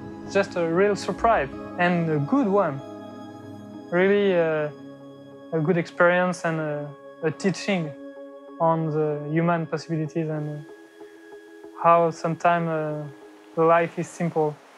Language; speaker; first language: English; non-native, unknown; French